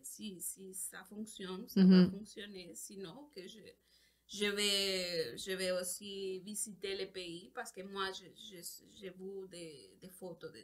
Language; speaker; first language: French; non-native, learner; Spanish